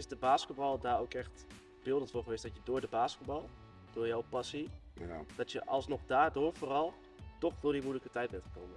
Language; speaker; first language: Dutch; native; Dutch